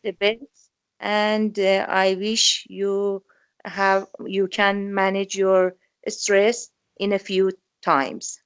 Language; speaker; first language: English; non-native, learner; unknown